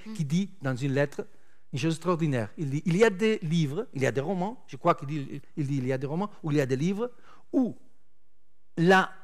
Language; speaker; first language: French; non-native, fluent; Spanish